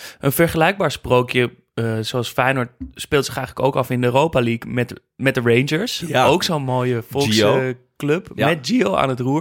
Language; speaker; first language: Dutch; native; Dutch